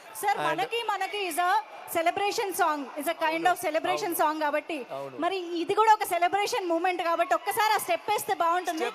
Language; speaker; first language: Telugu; native; Telugu